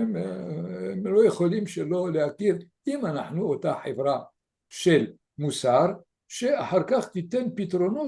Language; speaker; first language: Hebrew; non-native, fluent; French